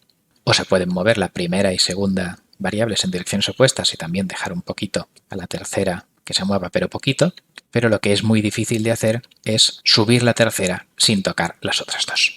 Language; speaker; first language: Spanish; native; Spanish